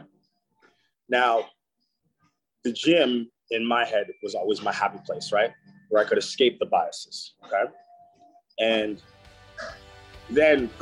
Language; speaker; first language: English; native; English